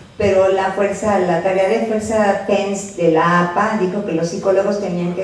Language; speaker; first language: Spanish; native; Spanish